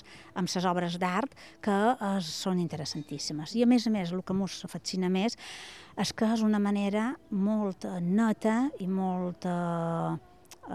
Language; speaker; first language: Catalan; native; Catalan